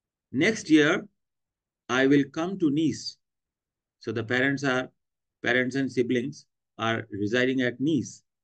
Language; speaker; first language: English; non-native, local second language; Hindi